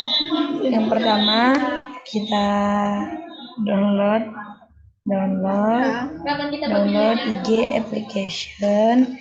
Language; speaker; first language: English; non-native, learner; Indonesian